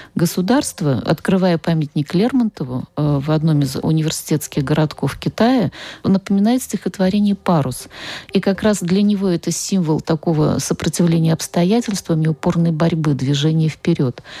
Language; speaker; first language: Russian; native; Russian